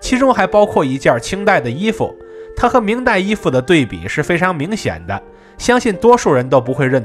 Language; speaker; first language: Chinese; native; Chinese